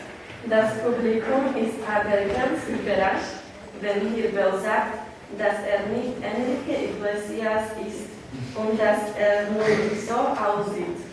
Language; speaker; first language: German; non-native, learner; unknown